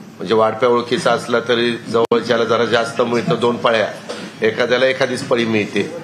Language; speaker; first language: Marathi; native; Marathi